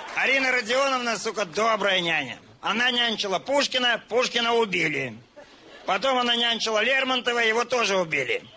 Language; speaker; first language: Russian; native; Russian